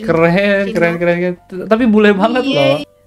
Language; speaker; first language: Indonesian; native; Indonesian